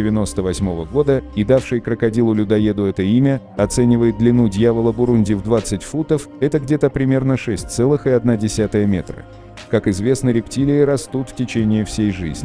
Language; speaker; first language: Russian; native; Russian